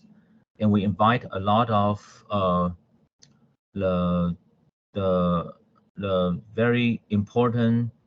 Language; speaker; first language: English; non-native, fluent; Chinese